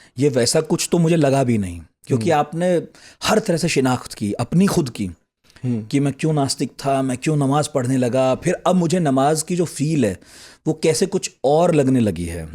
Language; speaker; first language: Hindi; native; Hindi